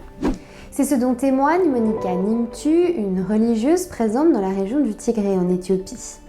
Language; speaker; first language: French; native; French